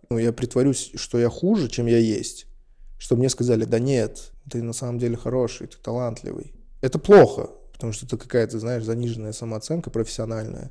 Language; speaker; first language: Russian; non-native, local second language; Uzbek